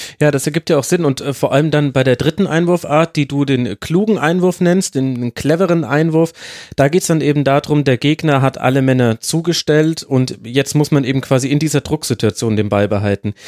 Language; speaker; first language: German; native; German